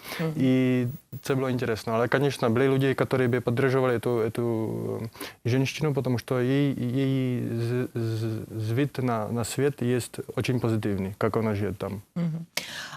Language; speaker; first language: Russian; non-native, learner; Czech